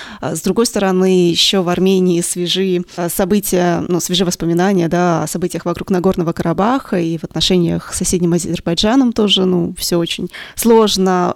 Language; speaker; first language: Russian; native; Russian